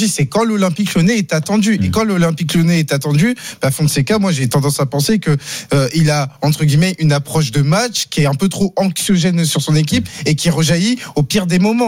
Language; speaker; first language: French; native; French